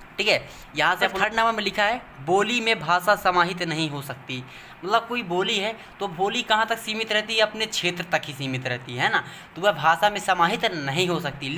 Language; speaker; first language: Hindi; native; Hindi